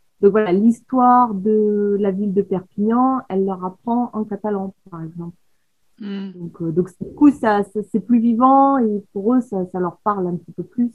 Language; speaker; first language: French; native; French